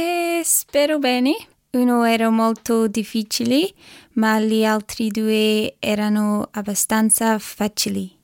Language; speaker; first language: Italian; non-native, learner; English